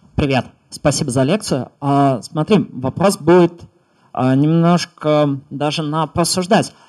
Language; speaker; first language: Russian; native; Russian